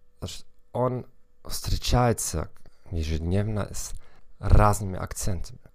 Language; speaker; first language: Russian; non-native, fluent; German